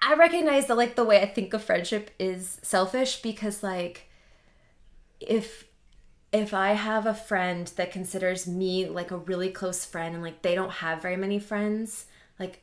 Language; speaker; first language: English; native; English